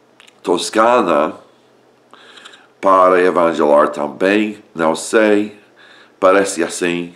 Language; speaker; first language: Portuguese; non-native, learner; English